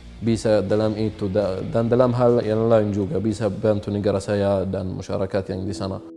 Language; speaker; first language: Indonesian; non-native, fluent; Arabic